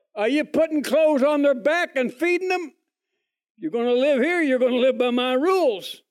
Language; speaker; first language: English; native; English